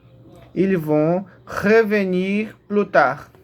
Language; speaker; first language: French; non-native, learner; Portuguese